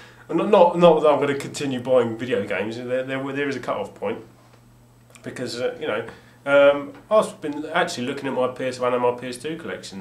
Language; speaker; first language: English; native; English